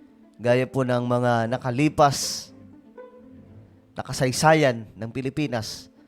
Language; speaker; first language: Filipino; native; Filipino